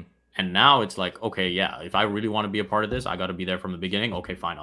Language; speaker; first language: English; native; English